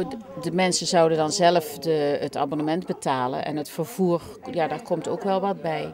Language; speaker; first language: Dutch; native; Dutch